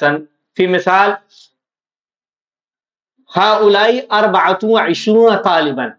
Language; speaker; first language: Arabic; non-native, fluent; Urdu